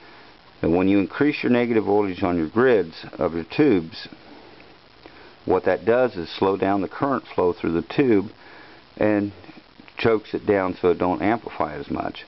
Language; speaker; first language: English; native; English